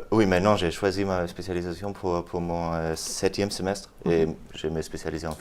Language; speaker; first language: French; non-native, fluent; German